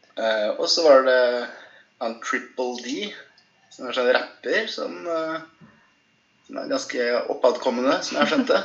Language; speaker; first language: Norwegian; native; Norwegian